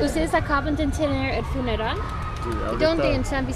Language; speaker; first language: Spanish; non-native, fluent; English